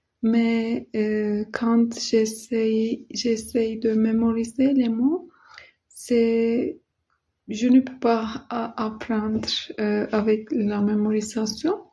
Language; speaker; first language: French; non-native, learner; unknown